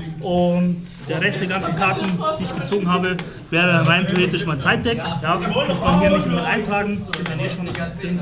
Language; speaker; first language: German; native; German